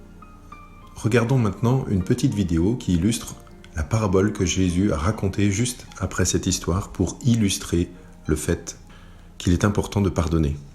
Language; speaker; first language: French; native; French